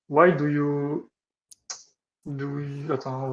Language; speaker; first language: English; non-native, learner; French